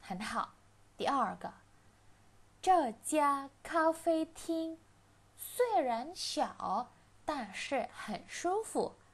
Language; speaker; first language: Chinese; non-native, fluent; Indonesian